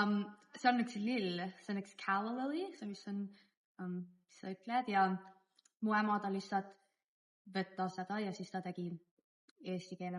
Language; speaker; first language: Estonian; early bilingual, heritage; English